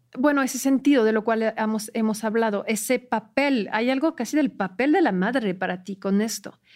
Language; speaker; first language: Spanish; non-native, fluent; French